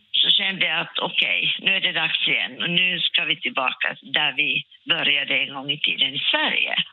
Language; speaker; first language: Swedish; non-native, local second language; Finnish